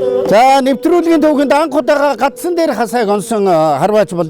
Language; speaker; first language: Mongolian; native; Mongolian